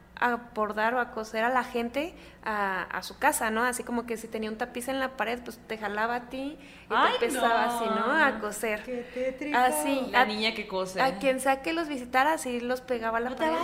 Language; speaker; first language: Spanish; native; Spanish